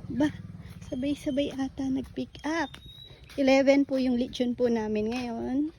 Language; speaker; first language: Filipino; native; Filipino